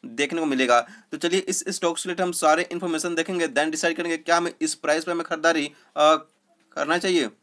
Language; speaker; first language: Hindi; native; Hindi